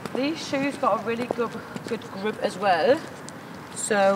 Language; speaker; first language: English; non-native, fluent; German